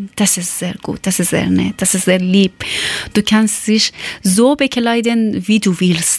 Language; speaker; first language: German; non-native, learner; Persian